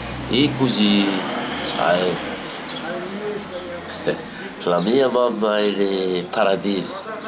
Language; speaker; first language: Italian; non-native, learner; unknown